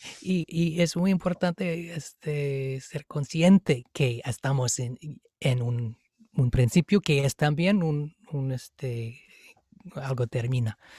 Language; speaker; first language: Spanish; non-native, fluent; English